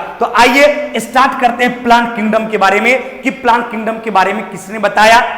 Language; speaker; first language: Hindi; native; Hindi